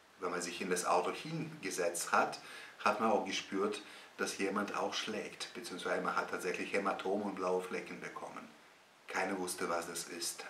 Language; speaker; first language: German; non-native, fluent; Russian